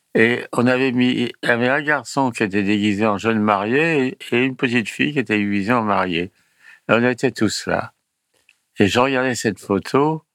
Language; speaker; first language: French; early bilingual, other home language; Italian